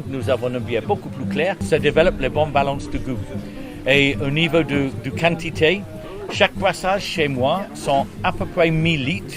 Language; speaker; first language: French; non-native, learner; English